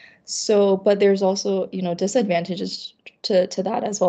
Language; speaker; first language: English; early bilingual, other home language; Chinese